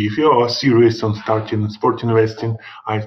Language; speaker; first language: English; non-native, fluent; Russian